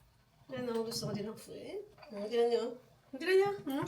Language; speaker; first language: Filipino; native; Filipino